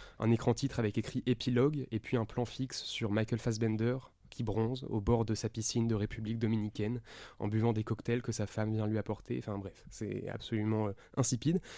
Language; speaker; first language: French; native; French